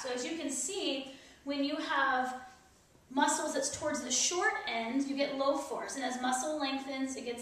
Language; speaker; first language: English; native; English